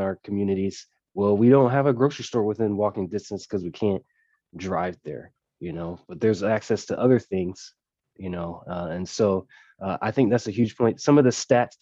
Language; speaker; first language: English; native; English